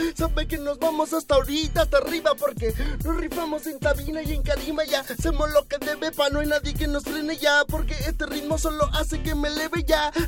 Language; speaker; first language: Spanish; native; Spanish